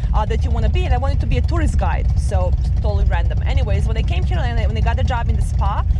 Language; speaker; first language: English; non-native, fluent; Serbian